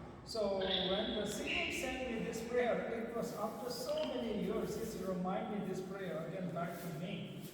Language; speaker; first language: English; non-native, fluent; Tibetan